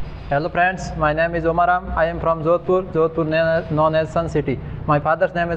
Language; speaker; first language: English; non-native, learner; Hindi